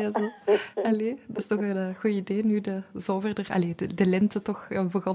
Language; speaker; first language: Dutch; native; Dutch